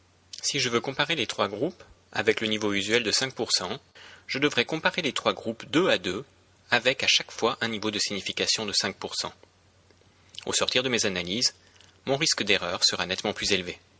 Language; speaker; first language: French; native; French